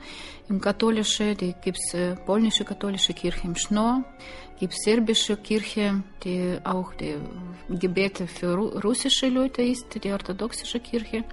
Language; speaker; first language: German; non-native, learner; Russian